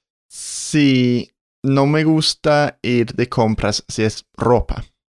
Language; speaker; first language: Spanish; non-native, fluent; English